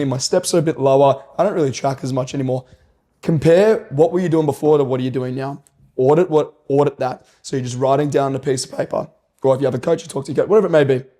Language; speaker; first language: English; native; English